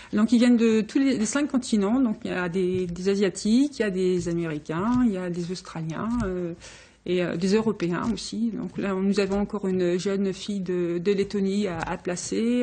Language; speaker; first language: French; native; French